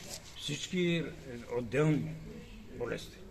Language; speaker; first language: Bulgarian; non-native, local second language; Turkish